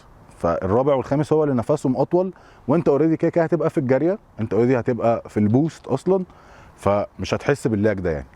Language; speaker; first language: Arabic; native; Arabic